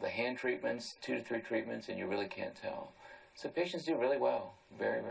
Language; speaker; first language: English; native; English